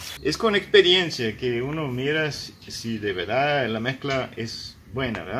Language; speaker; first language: Spanish; non-native, fluent; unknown